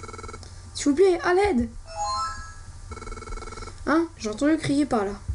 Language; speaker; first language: French; native; French